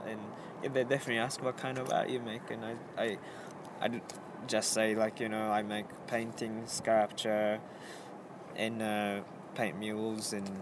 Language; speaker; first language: English; non-native, fluent; Japanese